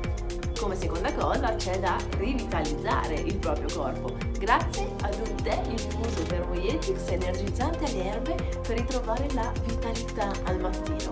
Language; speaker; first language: Italian; native; Italian